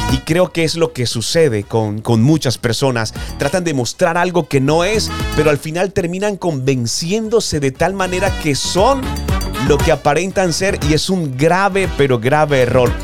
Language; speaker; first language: Spanish; native; Spanish